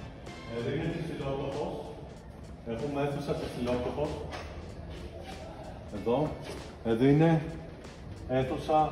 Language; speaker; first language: Greek; early bilingual, heritage; Greek